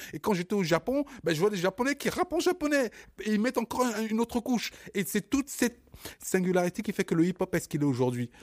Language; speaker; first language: French; early bilingual, other home language; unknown